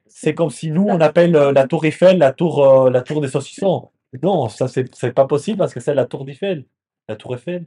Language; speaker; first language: French; non-native, fluent; Spanish